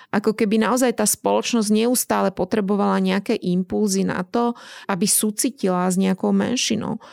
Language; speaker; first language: Slovak; native; Slovak